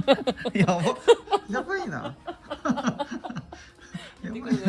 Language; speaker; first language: Japanese; non-native, fluent; Filipino